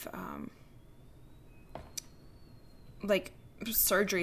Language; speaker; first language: English; early bilingual, other home language; Ukrainian